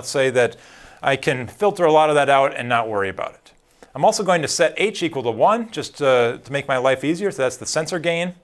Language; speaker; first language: English; native; English